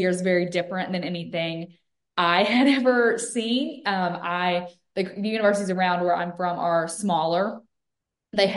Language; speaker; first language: English; native; English